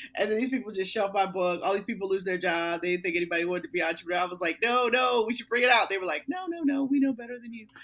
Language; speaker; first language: English; native; English